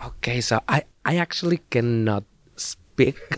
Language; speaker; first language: English; non-native, fluent; Spanish